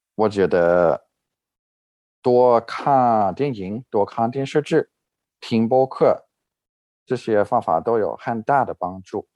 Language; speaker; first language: Chinese; non-native, fluent; Dutch